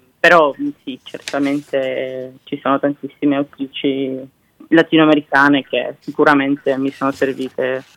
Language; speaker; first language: Italian; early bilingual, heritage; Spanish